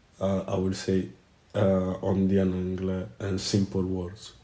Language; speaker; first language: French; non-native, fluent; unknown